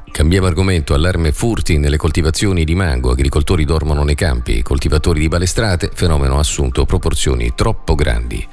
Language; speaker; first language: Italian; native; Italian